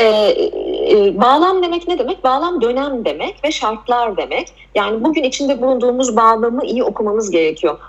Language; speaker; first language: Turkish; native; Turkish